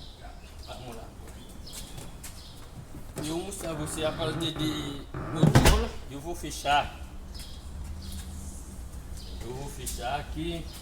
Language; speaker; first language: Portuguese; non-native, learner; Haitian Creole